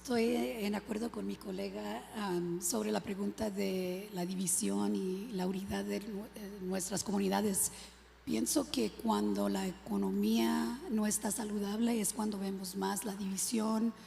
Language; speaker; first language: Spanish; early bilingual, other home language; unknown